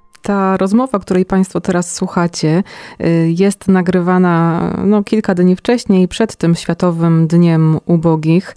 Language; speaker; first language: Polish; native; Polish